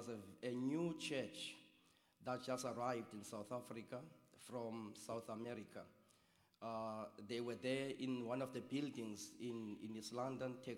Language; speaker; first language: English; non-native, local second language; Xhosa